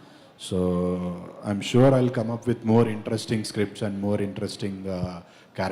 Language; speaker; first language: Telugu; native; Telugu